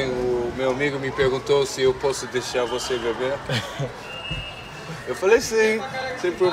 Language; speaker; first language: Portuguese; non-native, fluent; Dutch